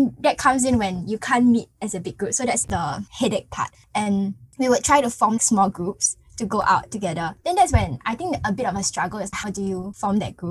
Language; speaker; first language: English; native; English